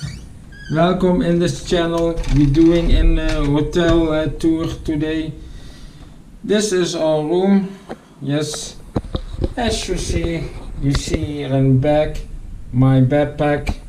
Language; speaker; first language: English; non-native, learner; Dutch